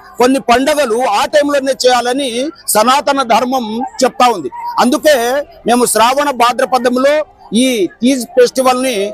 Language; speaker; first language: Telugu; non-native, local second language; Lambadi